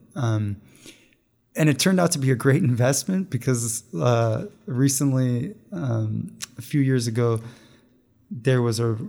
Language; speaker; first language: English; native; English